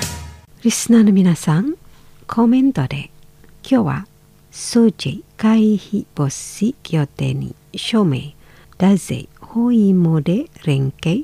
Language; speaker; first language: Japanese; non-native, fluent; Indonesian